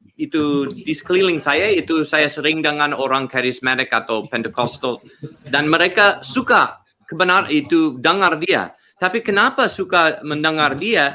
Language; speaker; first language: Indonesian; non-native, learner; English